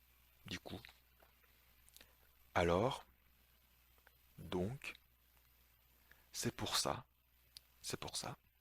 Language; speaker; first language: French; non-native, fluent; Korean